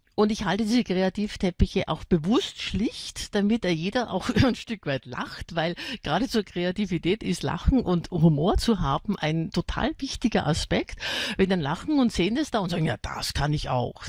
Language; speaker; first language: German; native; German